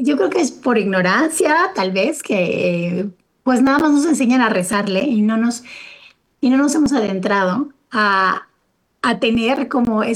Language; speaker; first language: Spanish; native; Spanish